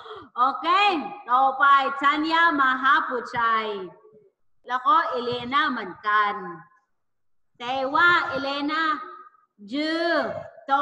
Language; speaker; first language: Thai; non-native, learner; Filipino